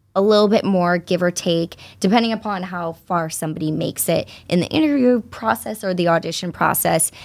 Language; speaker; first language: English; native; English